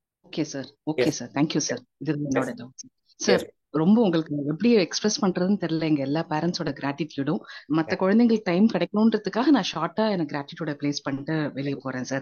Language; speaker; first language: Tamil; native; Tamil